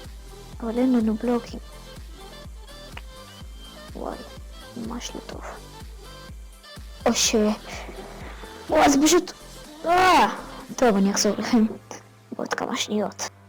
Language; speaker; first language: Hebrew; native; Hebrew